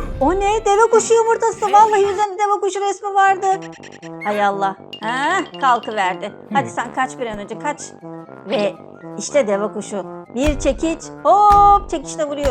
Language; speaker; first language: Turkish; native; Turkish